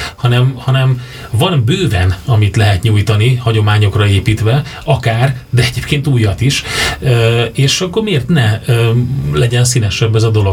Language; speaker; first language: Hungarian; native; Hungarian